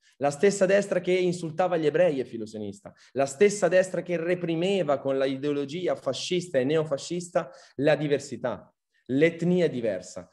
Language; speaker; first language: Italian; early bilingual, other home language; Arabic